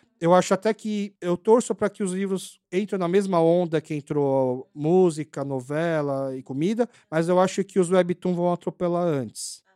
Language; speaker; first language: Portuguese; early bilingual, other home language; Korean